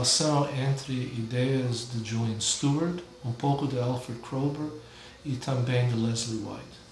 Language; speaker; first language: Portuguese; non-native, fluent; English